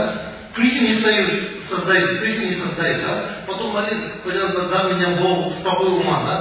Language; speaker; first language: Russian; non-native, learner; Tibetan